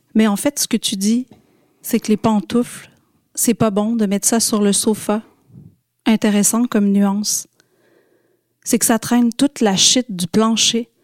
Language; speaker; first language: French; native; French